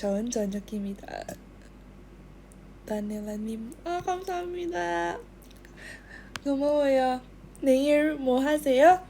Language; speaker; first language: Korean; non-native, learner; Indonesian